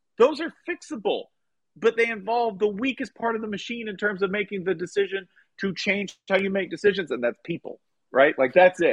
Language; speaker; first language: English; native; English